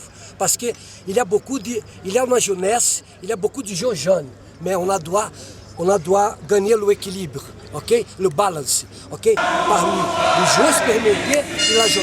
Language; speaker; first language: French; non-native, fluent; Portuguese